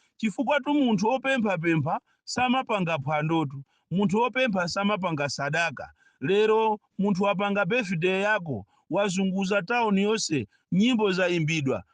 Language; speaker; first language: Nyanja; non-native, local second language; Yao